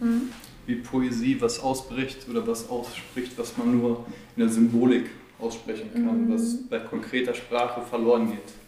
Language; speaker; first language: German; native; German